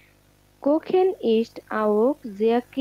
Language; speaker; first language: German; non-native, learner; Bangla